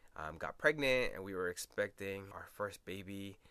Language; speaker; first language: English; early bilingual, other home language; Spanish